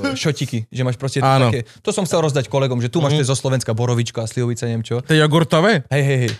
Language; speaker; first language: Slovak; native; Slovak